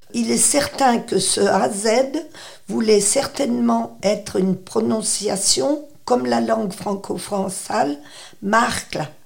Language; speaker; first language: French; native; French